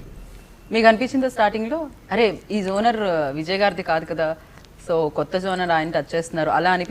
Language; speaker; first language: Telugu; native; Telugu